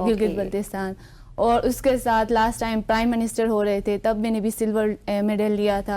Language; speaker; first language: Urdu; non-native, local second language; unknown